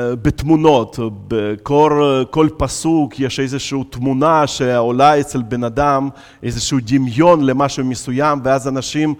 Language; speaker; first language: Hebrew; non-native, fluent; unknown